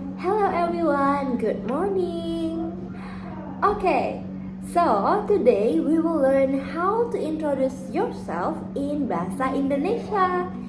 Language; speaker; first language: English; non-native, fluent; Indonesian